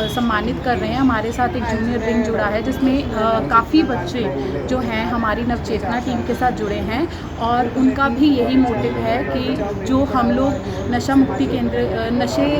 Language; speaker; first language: Hindi; native; Hindi